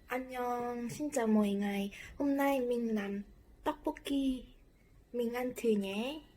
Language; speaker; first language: Vietnamese; non-native, learner; Korean